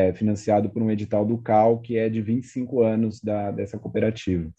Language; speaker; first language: Portuguese; native; Portuguese